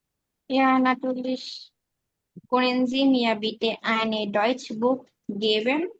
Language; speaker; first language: German; non-native, learner; Bangla